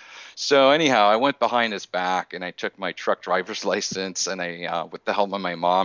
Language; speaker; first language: English; native; English